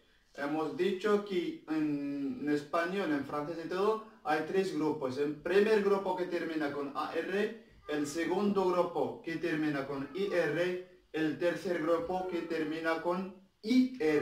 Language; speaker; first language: Spanish; non-native, fluent; Arabic